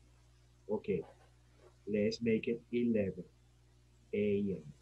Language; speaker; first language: English; non-native, fluent; Spanish